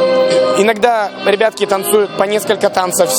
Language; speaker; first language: Russian; native; Russian